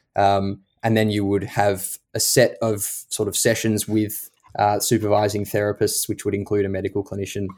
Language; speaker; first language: English; native; English